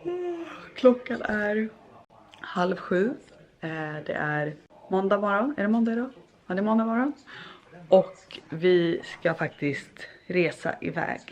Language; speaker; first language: Swedish; native; Swedish